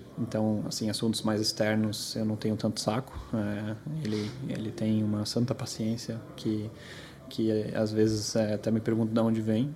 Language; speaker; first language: Portuguese; early bilingual, other home language; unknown